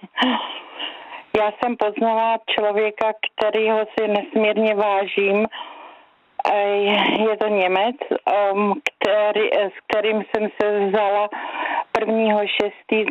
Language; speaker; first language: Czech; native; Czech